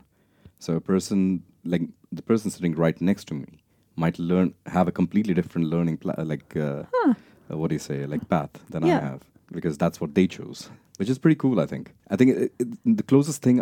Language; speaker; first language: English; non-native, local second language; Punjabi